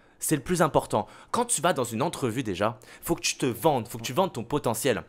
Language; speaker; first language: French; native; French